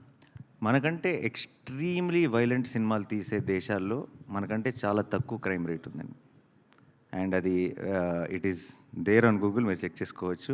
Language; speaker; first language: Telugu; native; Telugu